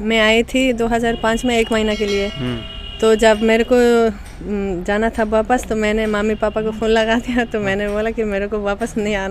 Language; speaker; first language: Hindi; non-native, fluent; Spanish